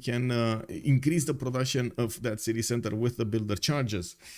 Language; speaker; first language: English; non-native, fluent; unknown